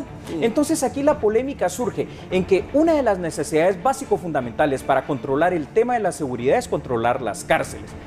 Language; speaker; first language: Spanish; native; Spanish